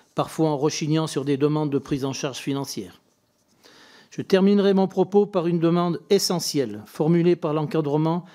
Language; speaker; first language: French; native; French